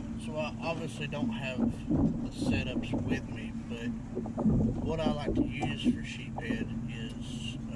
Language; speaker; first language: English; native; English